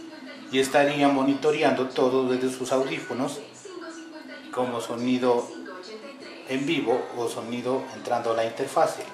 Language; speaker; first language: Spanish; native; Spanish